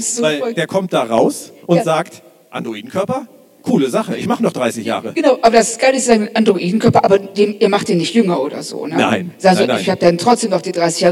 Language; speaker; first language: German; native; German